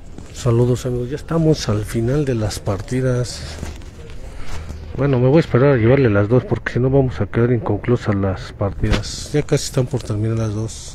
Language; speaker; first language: Spanish; native; Spanish